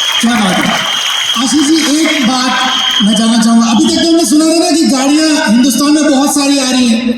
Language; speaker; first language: Hindi; native; Hindi